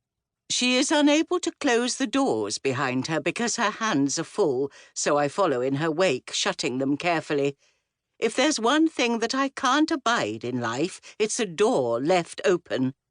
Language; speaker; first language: English; native; English